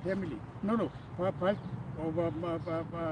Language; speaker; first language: English; non-native, learner; Gujarati